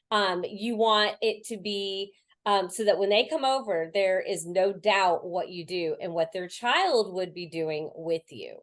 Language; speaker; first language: English; native; English